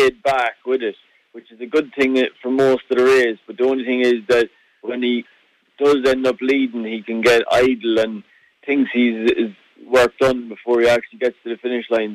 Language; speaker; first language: English; native; English